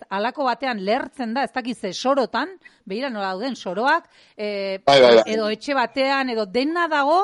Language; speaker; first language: Basque; native; Basque